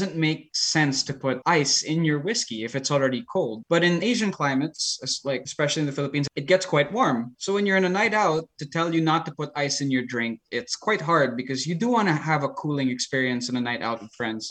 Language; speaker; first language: English; non-native, local second language; Filipino